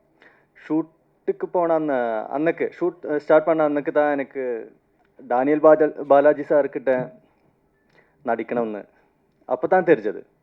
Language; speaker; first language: Tamil; non-native, fluent; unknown